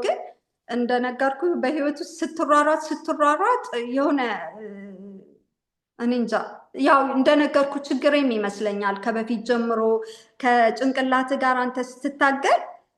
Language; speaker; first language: Amharic; native; Amharic